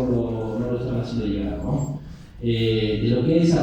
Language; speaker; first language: Spanish; native; Spanish